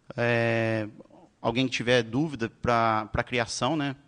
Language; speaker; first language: Portuguese; native; Portuguese